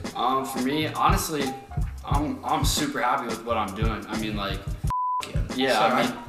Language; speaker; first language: English; native; English